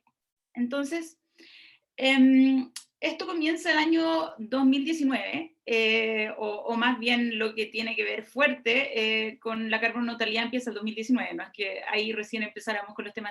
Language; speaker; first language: Spanish; native; Spanish